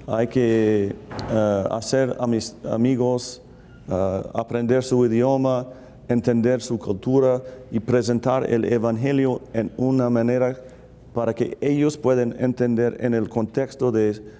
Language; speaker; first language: Spanish; non-native, fluent; English